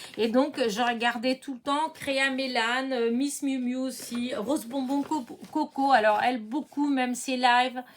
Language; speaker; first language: French; early bilingual, other home language; Portuguese